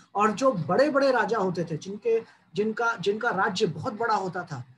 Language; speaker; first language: Hindi; native; Hindi